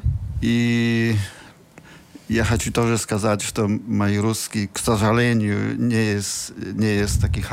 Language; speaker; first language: Russian; non-native, learner; Polish